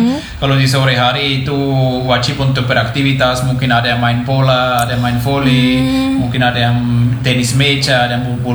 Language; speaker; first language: Indonesian; non-native, fluent; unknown